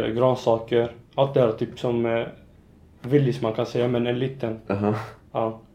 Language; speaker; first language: Swedish; non-native, fluent; Arabic